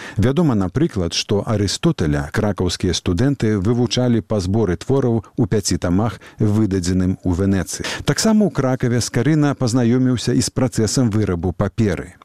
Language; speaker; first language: Belarusian; native; Belarusian